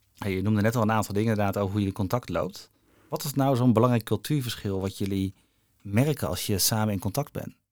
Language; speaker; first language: Dutch; native; Dutch